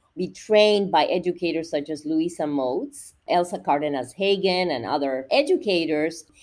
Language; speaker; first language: English; non-native, fluent; Spanish